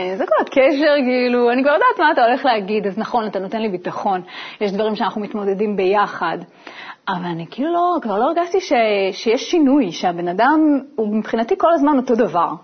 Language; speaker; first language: Hebrew; native; Hebrew